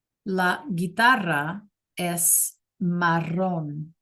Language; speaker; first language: Spanish; non-native, fluent; English